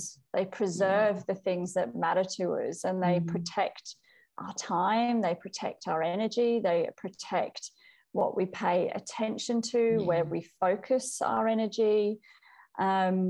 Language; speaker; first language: English; native; English